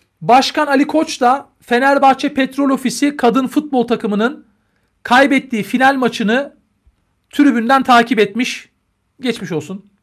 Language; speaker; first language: Turkish; native; Turkish